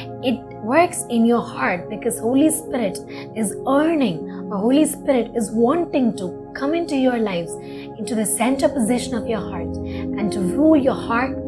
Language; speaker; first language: English; non-native, local second language; Malayalam